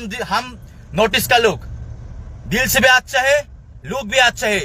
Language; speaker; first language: Hindi; non-native, local second language; Kok Borok